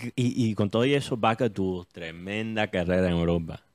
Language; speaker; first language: Spanish; early bilingual, heritage; Spanish